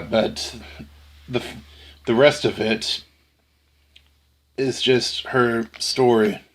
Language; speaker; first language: English; native; English